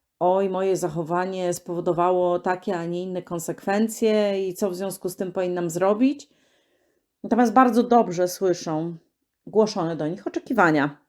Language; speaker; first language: Polish; native; Polish